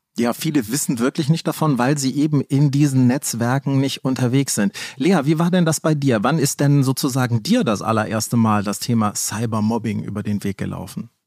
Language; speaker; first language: German; native; German